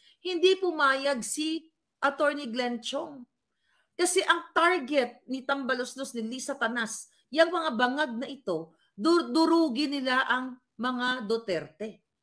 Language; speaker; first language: Filipino; non-native, local second language; Cebuano